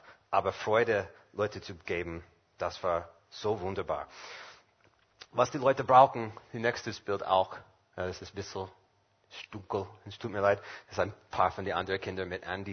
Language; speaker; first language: German; non-native, fluent; English